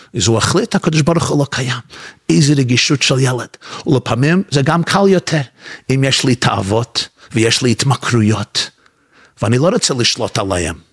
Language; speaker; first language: Hebrew; non-native, fluent; English